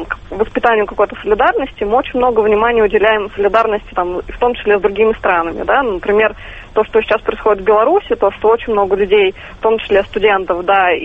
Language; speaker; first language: Russian; native; Russian